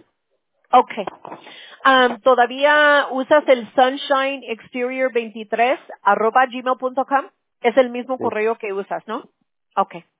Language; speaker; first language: Spanish; early bilingual, heritage; Spanish